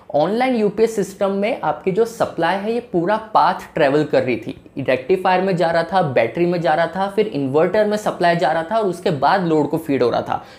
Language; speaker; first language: Hindi; native; Hindi